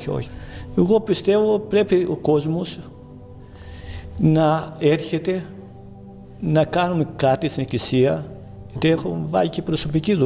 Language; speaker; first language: Greek; non-native, fluent; Bulgarian